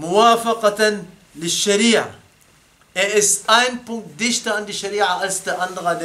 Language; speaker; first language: German; non-native, fluent; Arabic